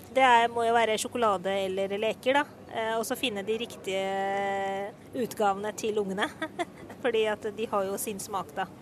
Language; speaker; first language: Norwegian; native; Norwegian